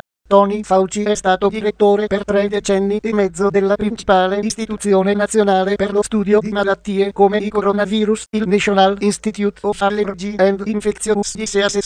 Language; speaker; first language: Italian; native; Italian